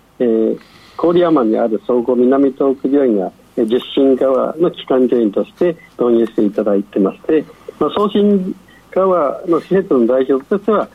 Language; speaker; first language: Japanese; non-native, fluent; Chinese